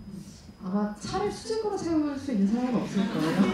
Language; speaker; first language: Korean; native; Korean